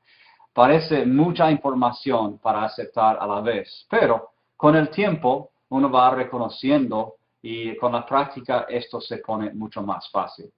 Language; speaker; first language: Spanish; non-native, fluent; English